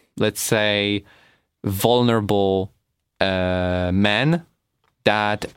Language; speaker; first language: English; non-native, fluent; Polish